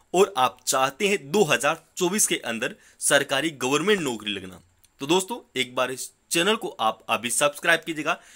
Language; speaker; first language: Hindi; native; Hindi